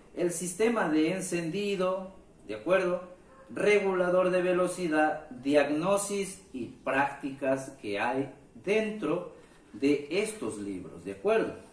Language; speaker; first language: Spanish; native; Spanish